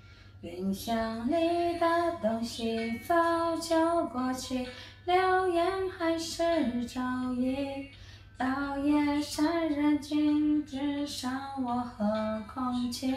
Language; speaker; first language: Chinese; native; Chinese